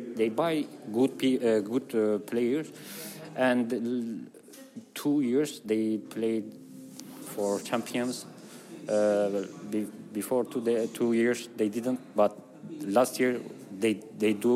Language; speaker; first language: English; non-native, learner; Turkish